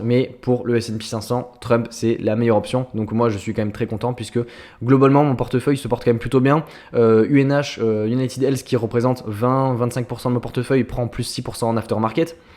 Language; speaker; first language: French; native; French